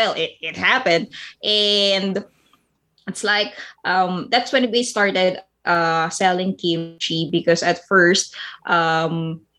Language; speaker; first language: English; non-native, local second language; Filipino